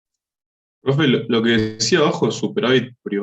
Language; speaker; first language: Spanish; native; Spanish